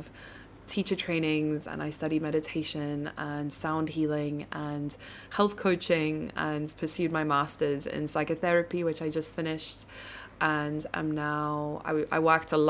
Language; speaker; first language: English; native; English